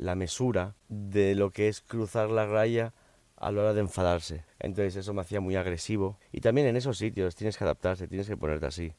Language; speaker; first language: Spanish; early bilingual, heritage; Spanish